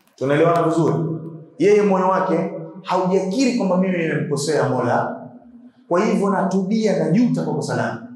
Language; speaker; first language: Swahili; native; Swahili